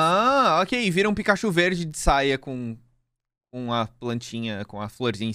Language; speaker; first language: Portuguese; native; Portuguese